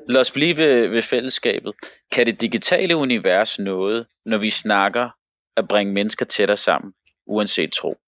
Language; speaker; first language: Danish; early bilingual, other home language; Arabic